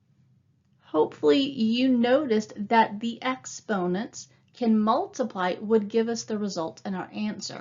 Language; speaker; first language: English; native; English